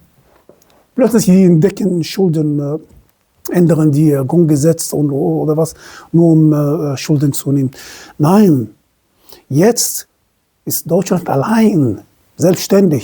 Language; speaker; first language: German; non-native, fluent; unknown